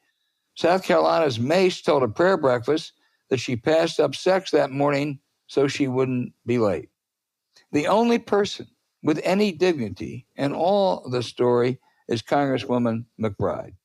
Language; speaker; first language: English; native; English